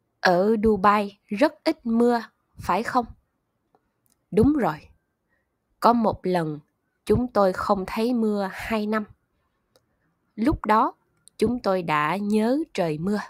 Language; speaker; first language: Vietnamese; non-native, learner; German